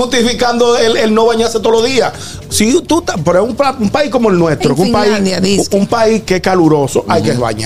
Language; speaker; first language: Spanish; native; Spanish